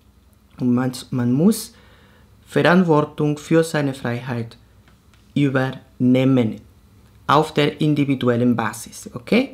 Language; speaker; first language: German; non-native, fluent; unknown